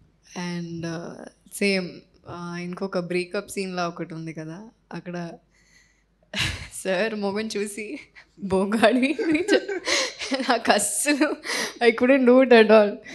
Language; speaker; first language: Telugu; non-native, fluent; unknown